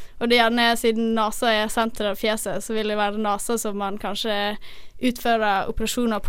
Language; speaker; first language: Norwegian; native; Norwegian